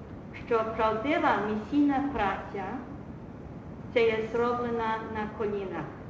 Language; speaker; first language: Ukrainian; early bilingual, heritage; Ukrainian